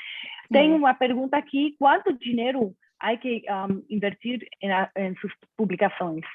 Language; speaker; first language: Portuguese; non-native, fluent; Spanish